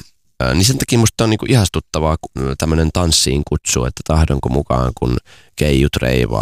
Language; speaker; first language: Finnish; native; Finnish